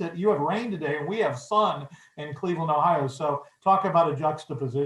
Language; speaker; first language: English; native; English